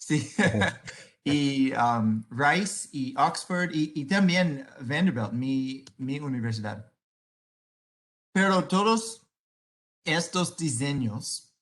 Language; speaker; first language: Spanish; non-native, learner; English